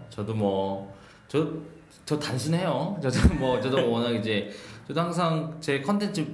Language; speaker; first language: Korean; native; Korean